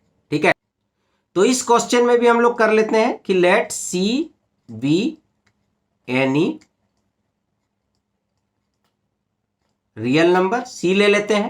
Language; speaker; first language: Hindi; native; Hindi